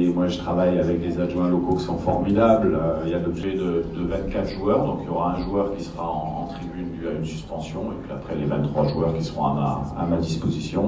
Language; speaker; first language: French; native; French